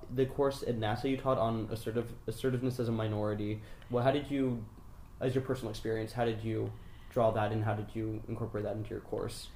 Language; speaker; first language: English; native; English